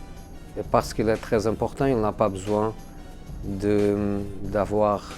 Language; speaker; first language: French; non-native, fluent; Portuguese